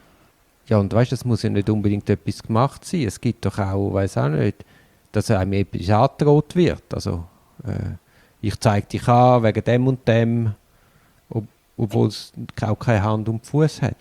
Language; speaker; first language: German; native; German